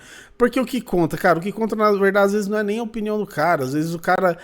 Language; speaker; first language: Portuguese; native; Portuguese